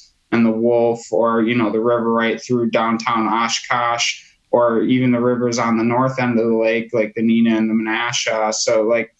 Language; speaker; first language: English; native; English